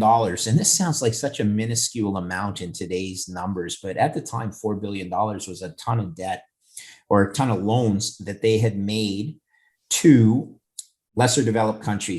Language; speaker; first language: English; native; English